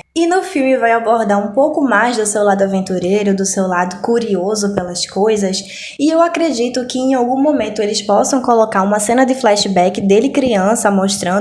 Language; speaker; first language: Portuguese; native; Portuguese